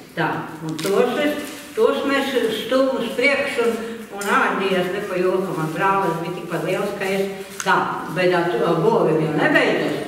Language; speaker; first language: Latvian; native; Latvian